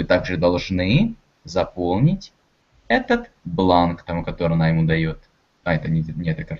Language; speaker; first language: Russian; native; Russian